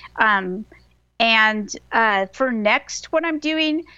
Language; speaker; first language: English; native; English